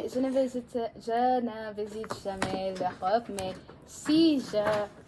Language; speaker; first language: French; non-native, learner; English